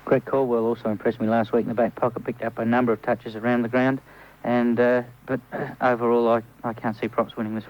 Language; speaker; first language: English; native; English